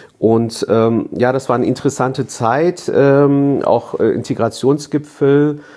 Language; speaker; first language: German; early bilingual, other home language; Turkish